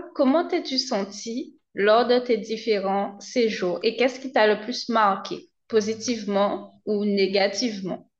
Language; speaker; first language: French; native; French